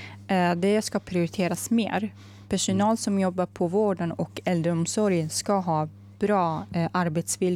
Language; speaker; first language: Swedish; non-native, fluent; Arabic